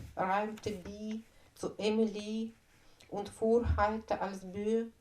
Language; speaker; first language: German; non-native, fluent; Russian